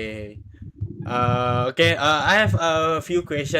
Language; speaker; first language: English; non-native, learner; Indonesian